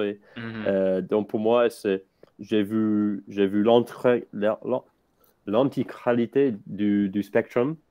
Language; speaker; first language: French; non-native, fluent; English